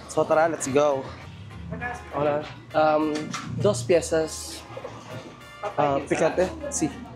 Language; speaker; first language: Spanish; non-native, learner; Filipino